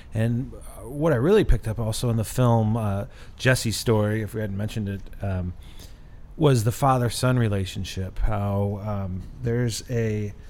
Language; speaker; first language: English; native; English